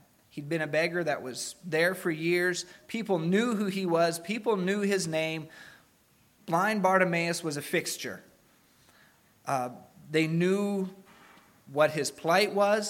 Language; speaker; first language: English; native; English